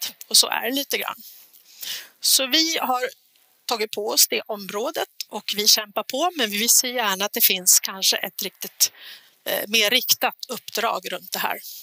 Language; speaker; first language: Swedish; native; Swedish